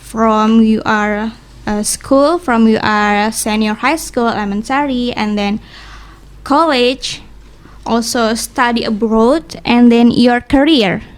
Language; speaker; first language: English; non-native, learner; Indonesian